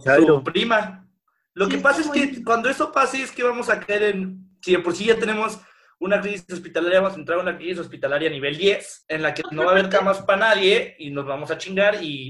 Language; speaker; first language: Spanish; native; Spanish